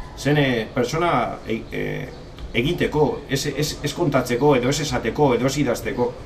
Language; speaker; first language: Basque; non-native, local second language; Spanish